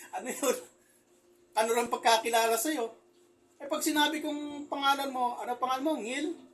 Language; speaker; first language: Filipino; native; Filipino